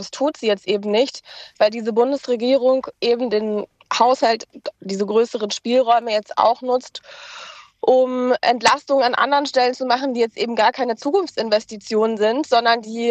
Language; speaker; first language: German; native; German